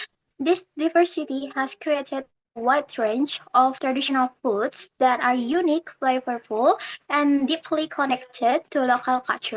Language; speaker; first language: English; non-native, learner; Indonesian